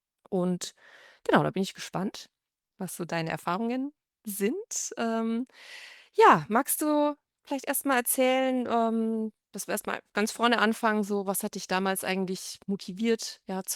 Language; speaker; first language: German; native; German